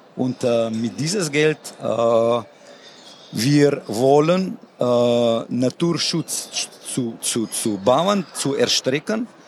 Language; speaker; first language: German; non-native, learner; Slovenian